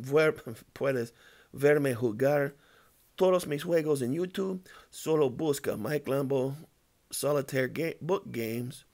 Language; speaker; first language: Spanish; non-native, learner; English